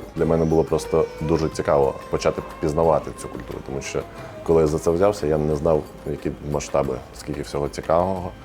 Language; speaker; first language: Ukrainian; native; Ukrainian